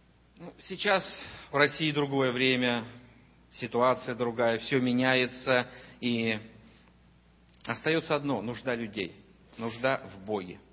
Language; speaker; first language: Russian; native; Russian